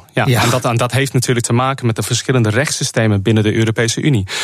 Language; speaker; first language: Dutch; non-native, fluent; English